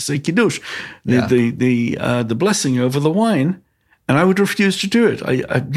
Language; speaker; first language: English; native; English